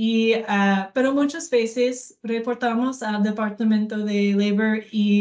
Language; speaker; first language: Spanish; non-native, learner; English